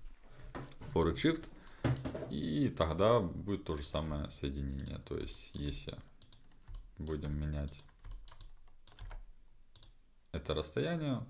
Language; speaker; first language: Russian; native; Russian